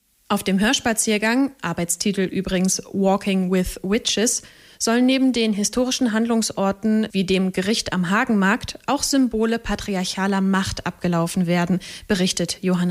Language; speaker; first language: German; native; German